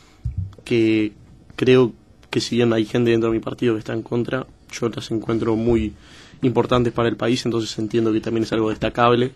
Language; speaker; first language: Spanish; native; Spanish